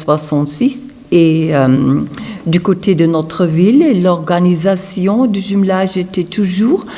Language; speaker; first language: French; non-native, fluent; German